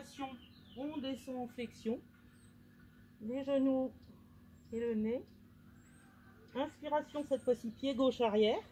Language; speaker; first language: French; native; French